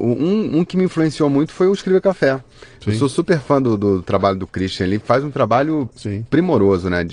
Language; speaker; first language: Portuguese; native; Portuguese